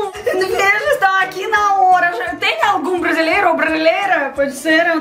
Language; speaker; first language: Portuguese; non-native, learner; Russian